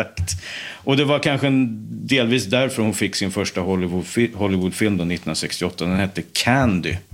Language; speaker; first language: Swedish; native; Swedish